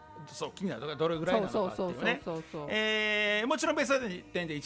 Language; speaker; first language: Japanese; native; Japanese